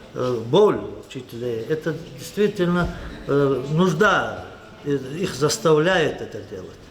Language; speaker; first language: Russian; non-native, local second language; Lezghian